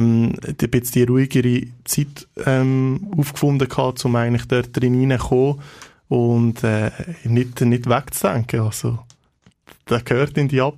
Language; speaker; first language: German; native; German